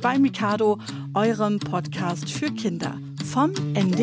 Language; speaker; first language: German; native; German